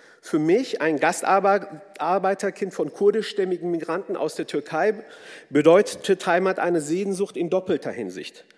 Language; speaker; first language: German; early bilingual, other home language; Kurdish